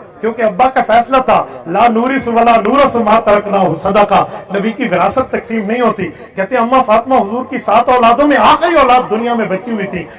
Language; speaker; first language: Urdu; non-native, local second language; Saraiki